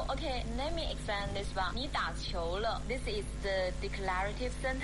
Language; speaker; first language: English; non-native, fluent; Chinese